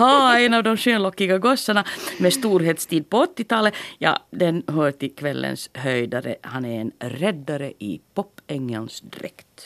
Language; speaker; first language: Swedish; native; Swedish